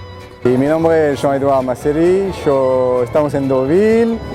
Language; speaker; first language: Spanish; non-native, fluent; French